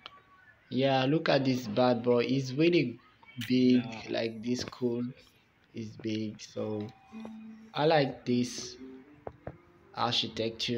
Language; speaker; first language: English; non-native, fluent; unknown